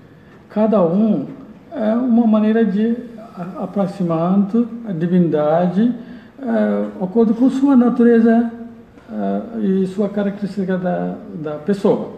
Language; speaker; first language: Portuguese; non-native, learner; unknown